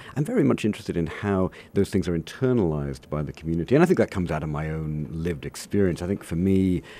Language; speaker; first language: English; native; English